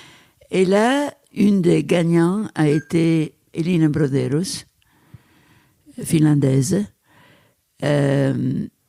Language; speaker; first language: French; non-native, fluent; Italian